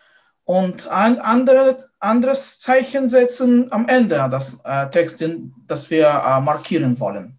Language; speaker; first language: German; non-native, fluent; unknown